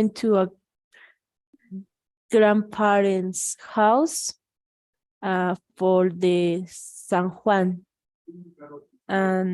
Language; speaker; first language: English; non-native, learner; Spanish